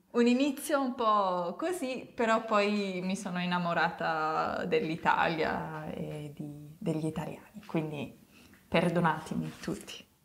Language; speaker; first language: Italian; non-native, fluent; English